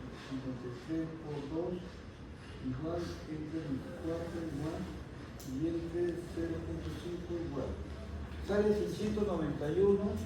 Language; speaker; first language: Spanish; native; Spanish